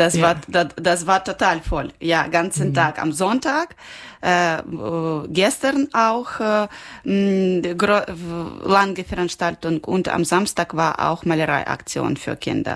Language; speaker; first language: German; non-native, learner; Ukrainian